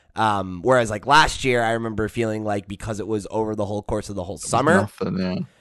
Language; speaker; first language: English; native; English